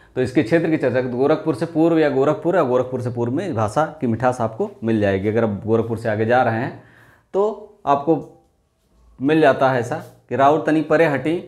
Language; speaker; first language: Hindi; native; Hindi